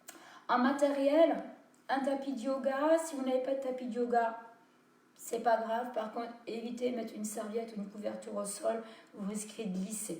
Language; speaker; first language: French; native; French